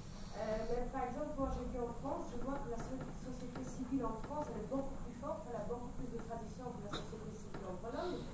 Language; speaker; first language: French; non-native, fluent; Polish